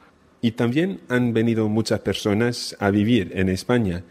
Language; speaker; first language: Spanish; non-native, fluent; English